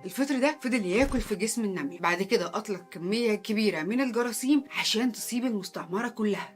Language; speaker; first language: Arabic; native; Arabic